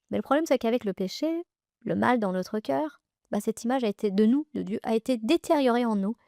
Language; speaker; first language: French; early bilingual, other home language; Persian